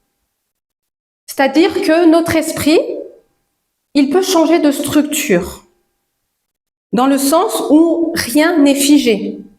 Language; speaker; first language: French; native; French